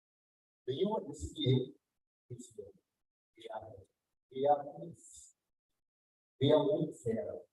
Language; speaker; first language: English; non-native, learner; Indonesian